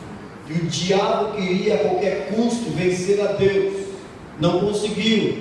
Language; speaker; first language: Portuguese; native; Portuguese